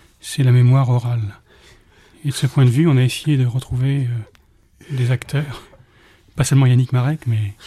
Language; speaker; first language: French; native; French